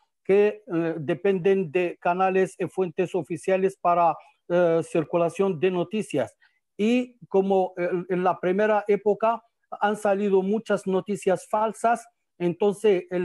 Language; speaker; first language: Spanish; non-native, fluent; Arabic